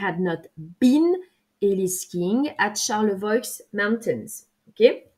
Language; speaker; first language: English; non-native, fluent; French